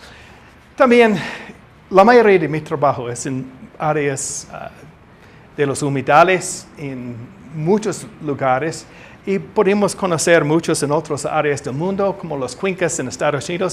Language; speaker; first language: Spanish; non-native, learner; English